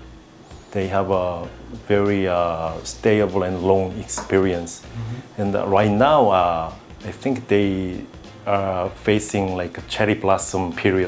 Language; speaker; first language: English; non-native, learner; Korean